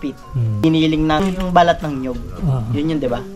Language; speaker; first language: Filipino; native; Filipino